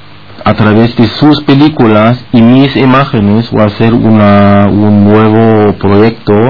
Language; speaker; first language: Spanish; non-native, fluent; German